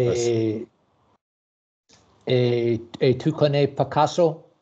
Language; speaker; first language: French; non-native, learner; English